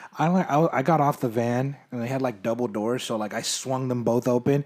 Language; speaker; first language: English; early bilingual, other home language; Spanish